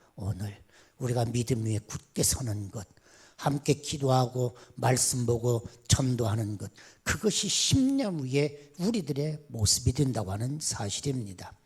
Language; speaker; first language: Korean; native; Korean